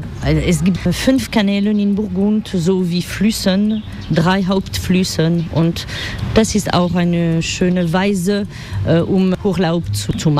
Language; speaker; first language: German; non-native, fluent; French